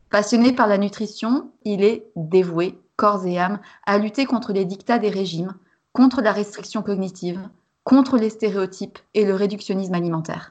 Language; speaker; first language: French; native; French